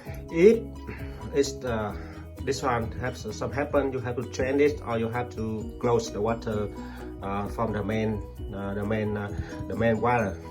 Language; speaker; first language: English; non-native, learner; Vietnamese